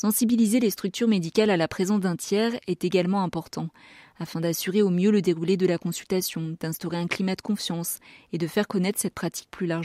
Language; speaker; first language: French; native; French